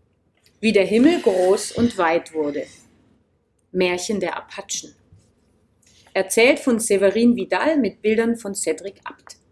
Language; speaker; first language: German; native; German